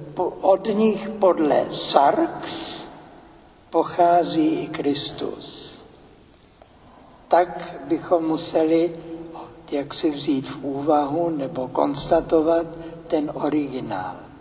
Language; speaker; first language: Czech; native; Czech